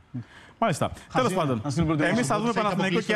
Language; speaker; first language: Greek; native; Greek